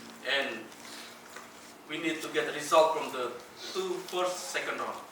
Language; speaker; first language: English; non-native, learner; Indonesian